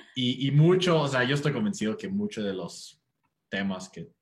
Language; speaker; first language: Spanish; non-native, fluent; English